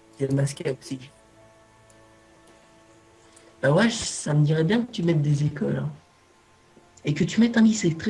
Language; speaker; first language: French; native; French